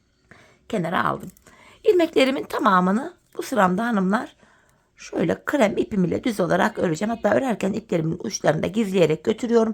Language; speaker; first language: Turkish; native; Turkish